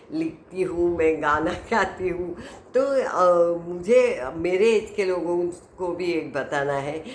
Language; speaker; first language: Hindi; non-native, local second language; Marathi